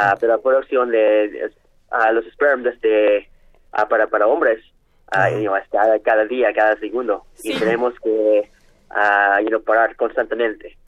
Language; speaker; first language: Spanish; non-native, learner; English